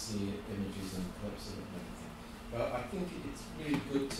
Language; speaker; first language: English; native; English